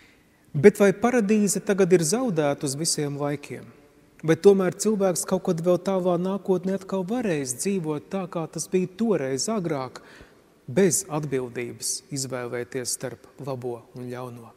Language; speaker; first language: Latvian; native; Latvian